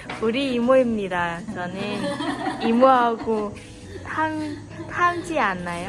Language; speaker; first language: Korean; non-native, local second language; Vietnamese